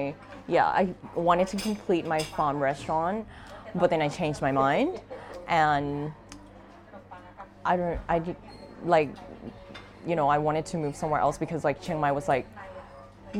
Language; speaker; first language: English; non-native, fluent; Thai